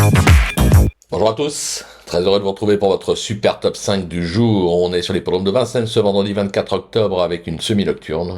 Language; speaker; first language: French; native; French